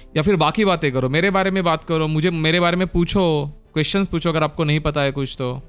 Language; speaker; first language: Hindi; non-native, local second language; Marathi